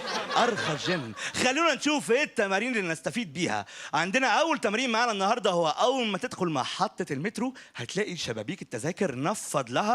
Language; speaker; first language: Arabic; native; Arabic